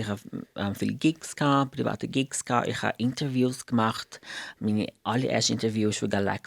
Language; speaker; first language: German; non-native, fluent; Portuguese